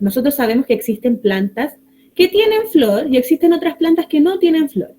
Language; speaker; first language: Spanish; native; Spanish